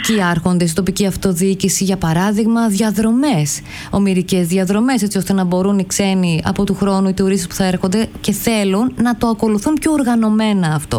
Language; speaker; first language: Greek; native; Greek